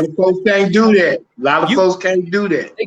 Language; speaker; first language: English; native; English